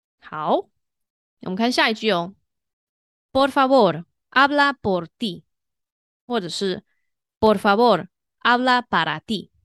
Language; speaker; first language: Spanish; non-native, fluent; Chinese